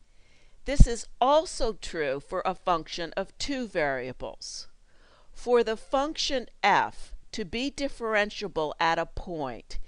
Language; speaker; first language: English; native; English